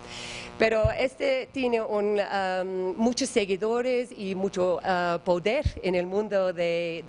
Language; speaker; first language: Spanish; non-native, learner; English